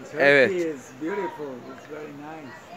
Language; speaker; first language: English; non-native, fluent; Spanish